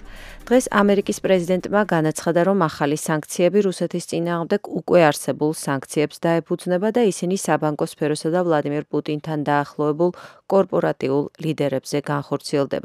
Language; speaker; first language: Georgian; native; Georgian